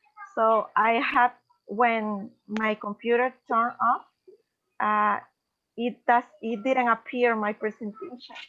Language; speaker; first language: English; non-native, learner; Spanish